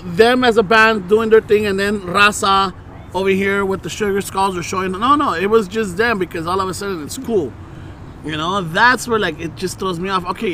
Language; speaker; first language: English; early bilingual, other home language; Spanish